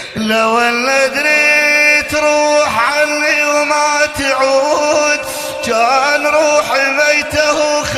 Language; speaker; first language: Arabic; native; Arabic